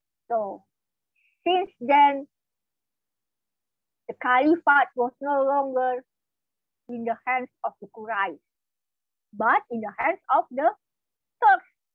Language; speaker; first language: English; non-native, fluent; Indonesian